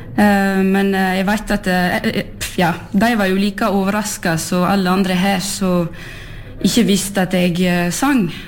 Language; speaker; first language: Norwegian; early bilingual, heritage; Norwegian